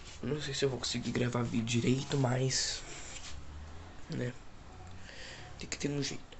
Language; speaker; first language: Portuguese; native; Portuguese